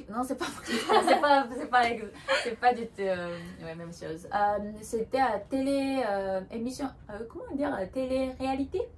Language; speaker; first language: French; non-native, learner; Japanese